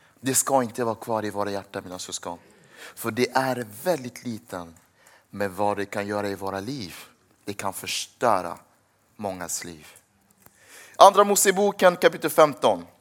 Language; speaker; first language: Swedish; early bilingual, other home language; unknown